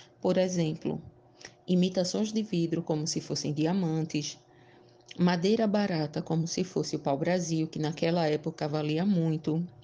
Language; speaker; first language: Portuguese; native; Portuguese